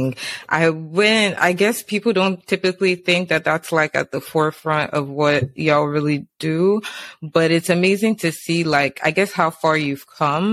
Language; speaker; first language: English; non-native, local second language; Yoruba